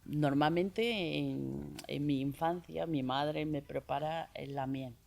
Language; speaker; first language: Spanish; non-native, learner; Chinese